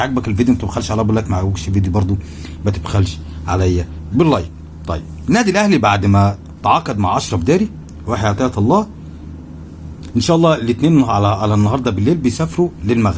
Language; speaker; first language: Arabic; native; Arabic